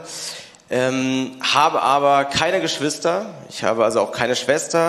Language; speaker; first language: German; native; German